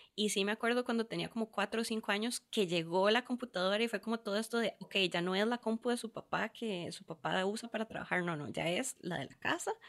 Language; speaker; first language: Spanish; native; Spanish